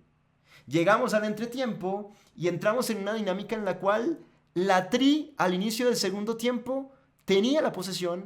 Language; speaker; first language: Spanish; native; Spanish